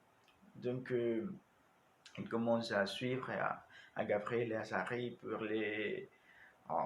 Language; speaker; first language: French; non-native, learner; Spanish